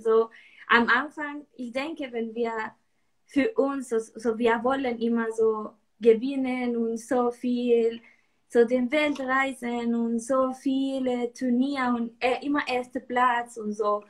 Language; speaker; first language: German; non-native, learner; Spanish